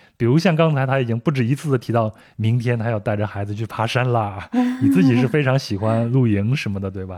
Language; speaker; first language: Chinese; native; Chinese